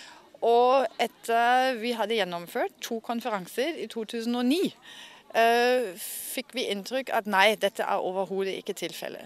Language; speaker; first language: Norwegian; non-native, fluent; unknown